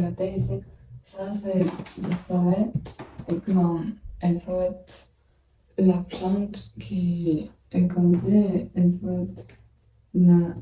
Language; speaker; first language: French; non-native, learner; Chinese